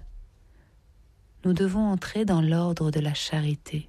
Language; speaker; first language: French; native; French